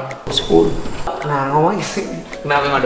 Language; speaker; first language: Indonesian; native; Indonesian